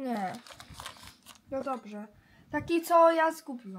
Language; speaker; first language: Polish; early bilingual, heritage; Polish